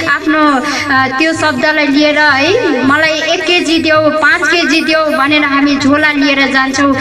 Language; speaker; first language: Nepali; non-native, local second language; Limbu